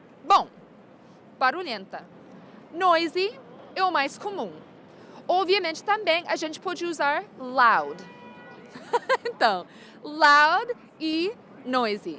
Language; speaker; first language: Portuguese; non-native, fluent; English